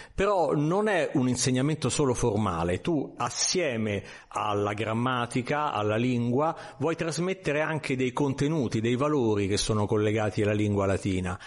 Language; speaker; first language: Italian; native; Italian